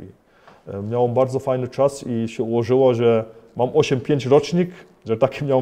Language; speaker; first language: Polish; early bilingual, heritage; Polish